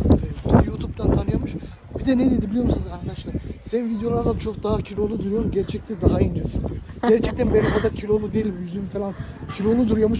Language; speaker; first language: Turkish; early bilingual, heritage; Turkish